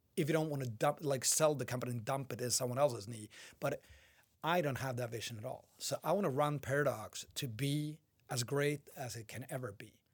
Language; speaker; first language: English; non-native, fluent; Swedish